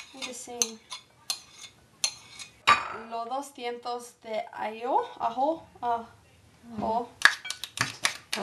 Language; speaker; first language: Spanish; non-native, learner; English